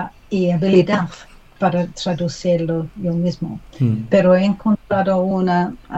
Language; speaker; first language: Spanish; non-native, learner; English